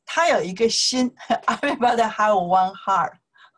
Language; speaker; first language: English; non-native, learner; Chinese